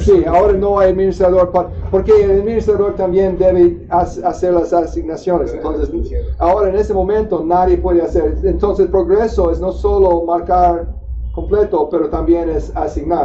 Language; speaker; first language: Spanish; non-native, fluent; English